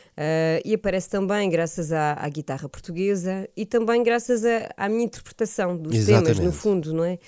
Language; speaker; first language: Portuguese; early bilingual, other home language; French